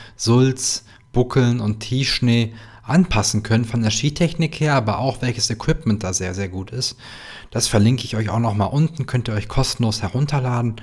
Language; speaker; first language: German; native; German